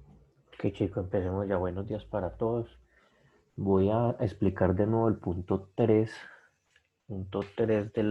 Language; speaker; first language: Spanish; native; Spanish